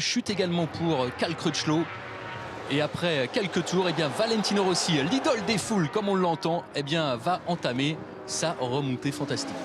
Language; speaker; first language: French; native; French